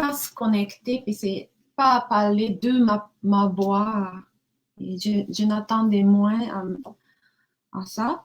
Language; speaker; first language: French; non-native, learner; Japanese